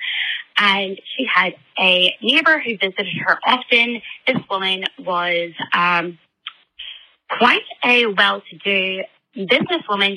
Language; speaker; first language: English; native; English